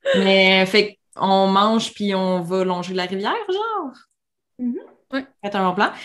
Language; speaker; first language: French; native; French